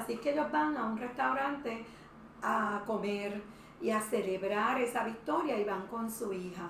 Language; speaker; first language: Spanish; native; Spanish